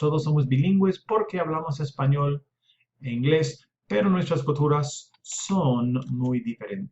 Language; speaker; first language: Spanish; non-native, fluent; English